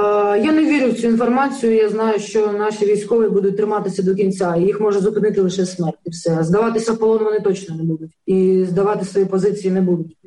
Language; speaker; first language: Ukrainian; native; Ukrainian